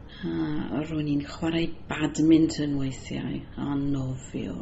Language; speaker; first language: Welsh; non-native, learner; English